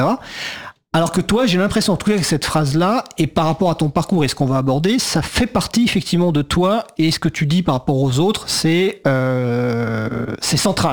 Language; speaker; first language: French; native; French